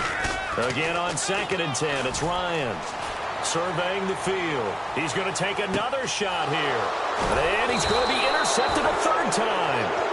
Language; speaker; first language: English; native; English